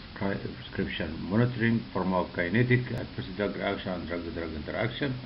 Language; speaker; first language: English; non-native, local second language; Arabic